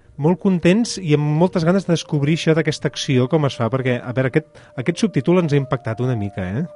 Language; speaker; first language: Catalan; native; Catalan